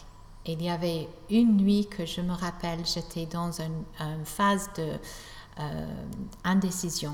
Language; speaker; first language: French; non-native, fluent; English